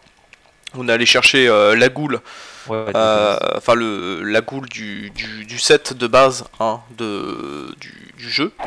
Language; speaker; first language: French; native; French